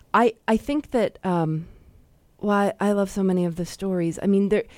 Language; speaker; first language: English; native; English